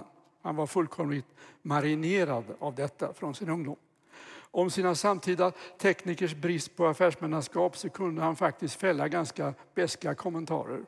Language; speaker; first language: Swedish; native; Swedish